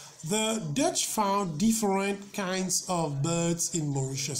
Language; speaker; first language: English; non-native, local second language; Morisyen